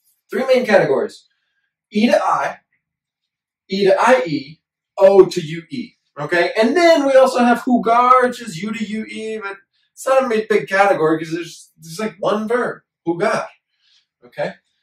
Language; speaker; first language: English; native; English